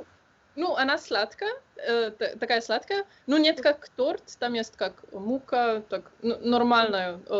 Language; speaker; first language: Russian; non-native, learner; Slovenian